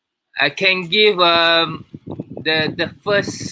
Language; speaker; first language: English; non-native, learner; Malay